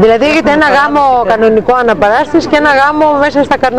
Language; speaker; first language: Greek; native; Greek